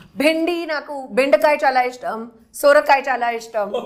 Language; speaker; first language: Telugu; non-native, local second language; Hindi